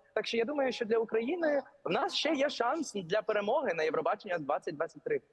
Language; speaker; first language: Ukrainian; early bilingual, heritage; English